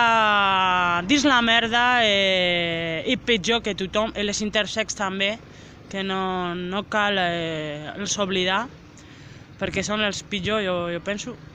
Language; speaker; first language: Catalan; non-native, local second language; Spanish